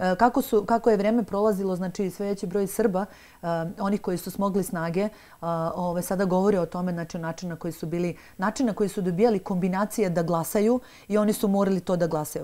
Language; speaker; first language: Serbian; native; Serbian